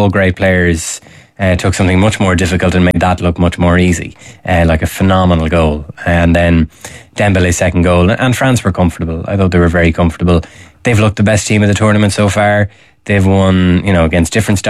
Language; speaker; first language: English; native; English